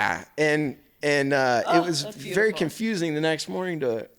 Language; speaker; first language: English; native; English